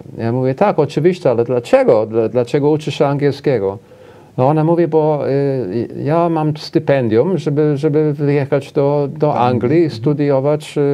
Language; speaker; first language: Polish; non-native, fluent; English